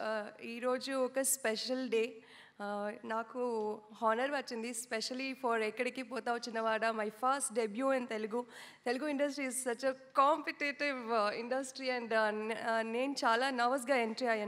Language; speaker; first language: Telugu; non-native, learner; Kannada